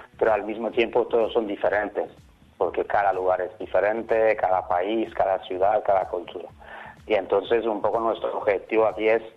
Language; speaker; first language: Spanish; non-native, fluent; Swedish